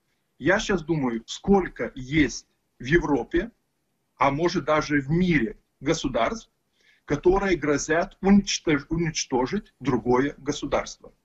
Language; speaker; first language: Russian; non-native, fluent; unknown